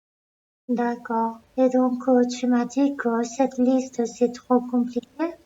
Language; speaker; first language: French; non-native, learner; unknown